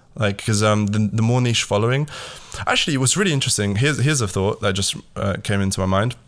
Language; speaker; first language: English; early bilingual, other home language; Latvian